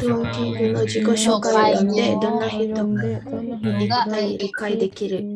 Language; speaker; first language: Japanese; non-native, learner; Indonesian